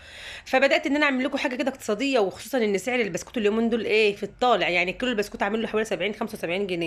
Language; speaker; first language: Arabic; native; Arabic